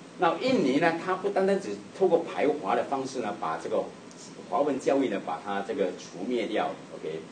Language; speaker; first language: Chinese; native; Chinese